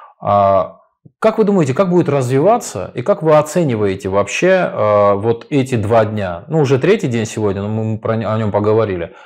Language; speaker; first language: Russian; non-native, local second language; Armenian